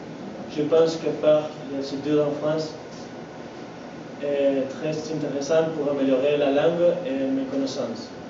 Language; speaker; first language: French; non-native, learner; Spanish